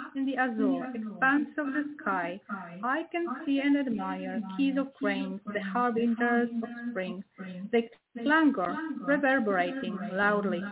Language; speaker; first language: English; non-native, fluent; Polish